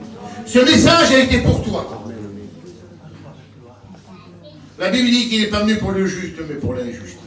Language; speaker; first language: French; native; French